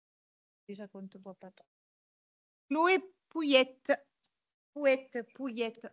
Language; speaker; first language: French; native; French